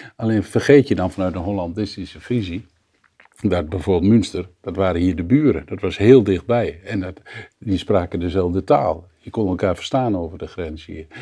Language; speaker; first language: Dutch; native; Dutch